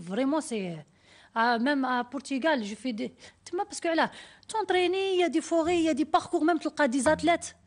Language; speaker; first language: French; non-native, learner; Arabic